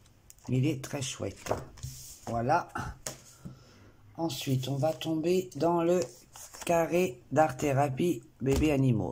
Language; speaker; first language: French; native; French